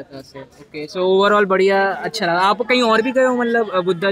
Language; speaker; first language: Hindi; native; Hindi